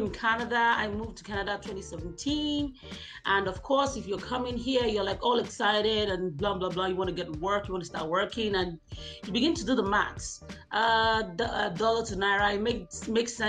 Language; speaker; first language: English; non-native, local second language; Igbo